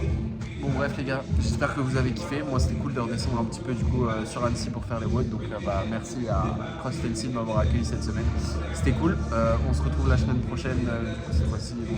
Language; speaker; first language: French; native; French